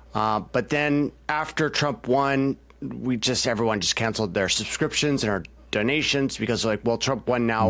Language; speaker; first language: English; native; English